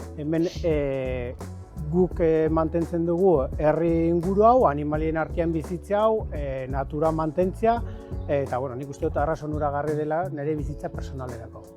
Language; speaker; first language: Basque; native; Basque